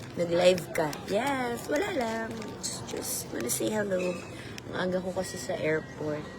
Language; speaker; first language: Filipino; non-native, local second language; Cebuano